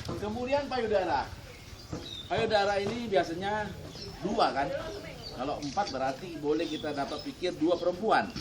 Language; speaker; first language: Indonesian; non-native, local second language; Batak Toba